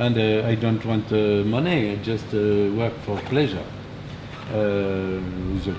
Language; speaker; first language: English; non-native, learner; French